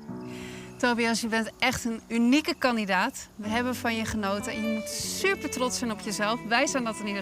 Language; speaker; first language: Dutch; native; Dutch